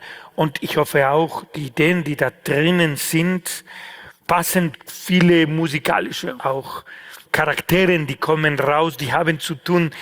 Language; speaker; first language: German; non-native, fluent; Spanish